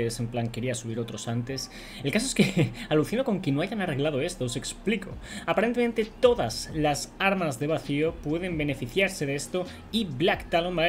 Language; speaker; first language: Spanish; native; Spanish